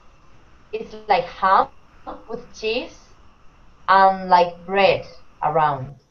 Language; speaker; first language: English; non-native, fluent; Spanish